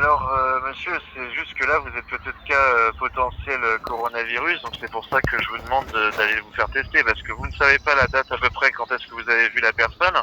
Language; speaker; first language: French; native; French